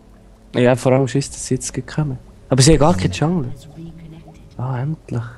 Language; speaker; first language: German; native; German